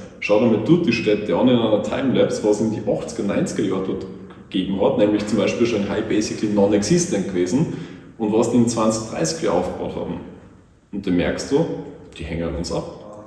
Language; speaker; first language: German; native; German